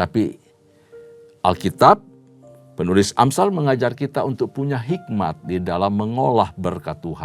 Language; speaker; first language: Indonesian; native; Indonesian